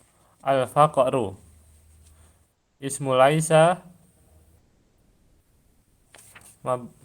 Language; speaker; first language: Arabic; non-native, learner; Indonesian